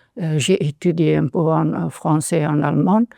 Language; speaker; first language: French; non-native, learner; Persian